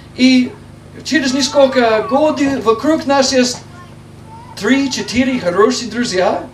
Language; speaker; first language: Russian; non-native, learner; English